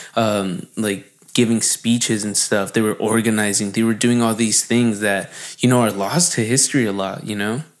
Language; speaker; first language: English; native; English